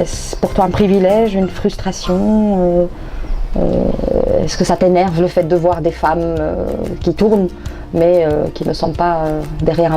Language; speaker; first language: French; native; French